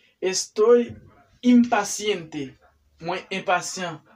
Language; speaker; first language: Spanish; non-native, learner; Haitian Creole